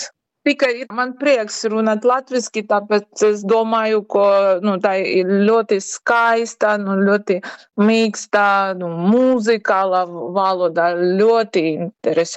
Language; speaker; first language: Latvian; non-native, learner; Ukrainian